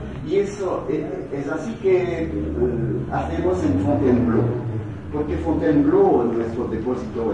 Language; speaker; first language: Spanish; non-native, fluent; French